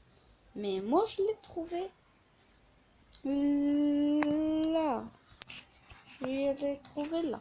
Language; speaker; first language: French; non-native, learner; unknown